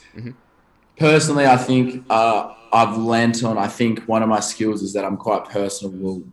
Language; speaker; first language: English; native; English